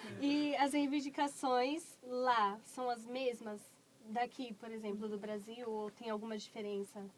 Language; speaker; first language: Portuguese; native; Portuguese